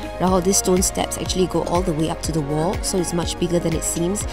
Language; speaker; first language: English; non-native, local second language; Chinese